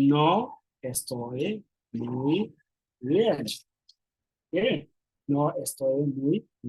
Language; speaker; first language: Spanish; non-native, learner; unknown